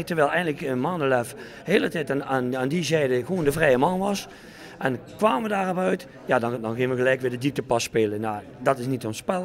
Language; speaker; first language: Dutch; native; Dutch